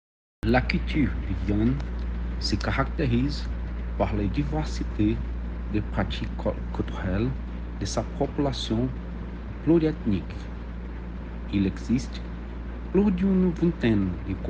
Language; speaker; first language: French; non-native, learner; Portuguese